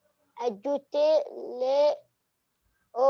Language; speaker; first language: French; non-native, learner; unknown